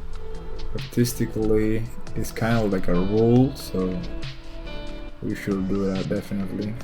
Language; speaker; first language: English; non-native, fluent; Spanish